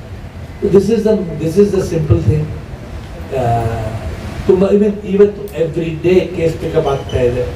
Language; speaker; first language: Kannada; non-native, local second language; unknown